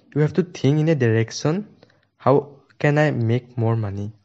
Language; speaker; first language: English; non-native, local second language; Assamese